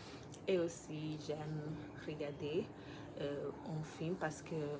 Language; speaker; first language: French; non-native, learner; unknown